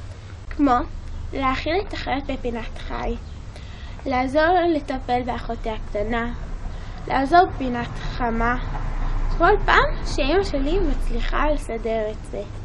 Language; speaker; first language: Hebrew; early bilingual, other home language; English